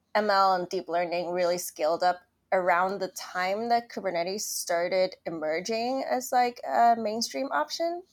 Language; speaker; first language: English; non-native, local second language; Cantonese